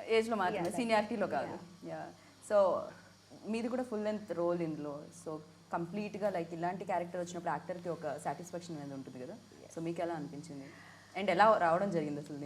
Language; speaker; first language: Telugu; native; Telugu